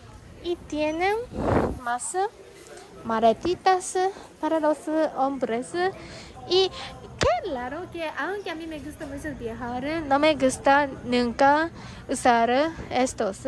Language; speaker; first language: Spanish; non-native, learner; Japanese